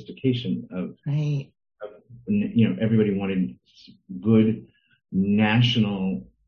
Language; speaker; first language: English; native; English